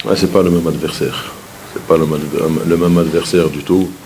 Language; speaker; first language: French; non-native, local second language; Arabic